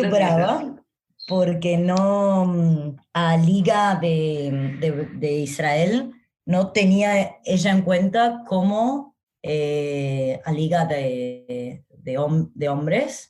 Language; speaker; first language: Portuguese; non-native, learner; Spanish